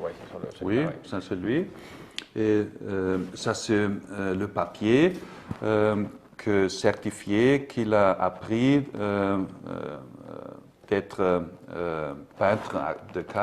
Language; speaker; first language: French; non-native, learner; German